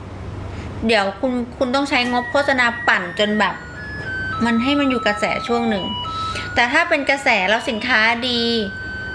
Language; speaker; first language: Thai; native; Thai